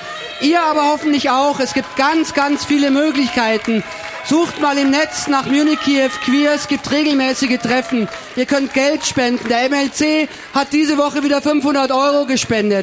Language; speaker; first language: German; native; German